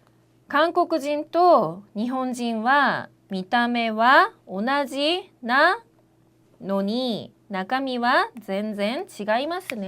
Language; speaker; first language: Japanese; non-native, fluent; Korean